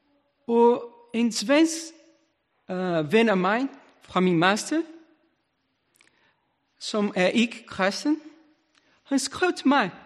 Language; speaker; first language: Danish; non-native, learner; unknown